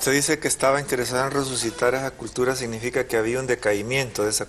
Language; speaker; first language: Spanish; native; Spanish